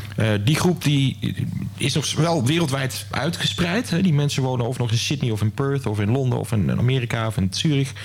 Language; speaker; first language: Dutch; native; Dutch